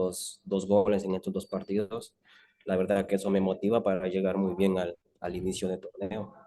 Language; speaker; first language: Spanish; native; Spanish